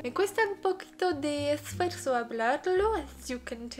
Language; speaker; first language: Spanish; early bilingual, heritage; French